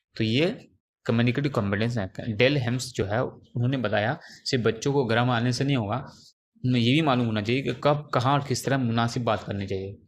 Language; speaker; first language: Urdu; native; Urdu